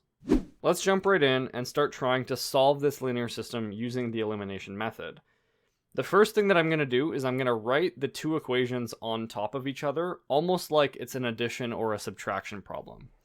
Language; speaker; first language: English; native; English